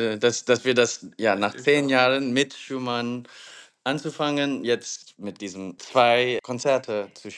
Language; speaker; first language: German; non-native, learner; English